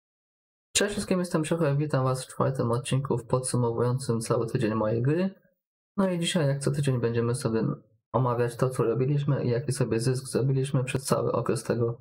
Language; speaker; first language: Polish; native; Polish